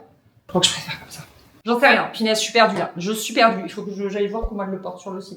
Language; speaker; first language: French; native; French